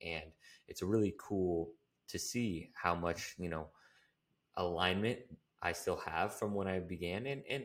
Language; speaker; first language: English; native; English